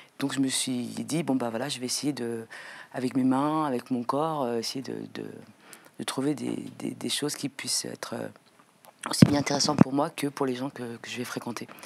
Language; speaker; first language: French; native; French